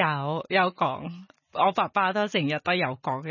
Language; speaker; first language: Cantonese; non-native, fluent; Thai